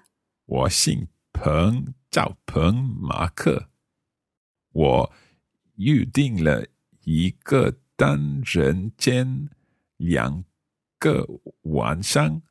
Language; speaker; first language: Chinese; non-native, learner; English